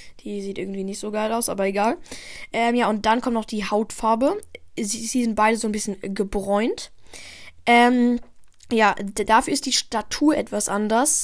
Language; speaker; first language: German; native; German